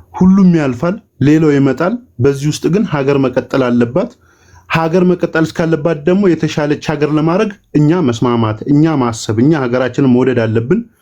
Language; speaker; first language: Amharic; native; Amharic